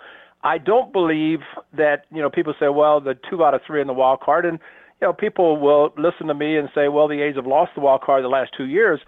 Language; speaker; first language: English; native; English